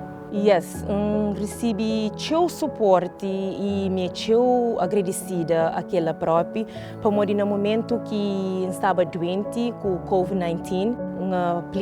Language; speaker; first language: Portuguese; non-native, local second language; Kabuverdianu